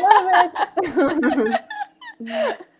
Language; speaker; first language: English; non-native, fluent; Portuguese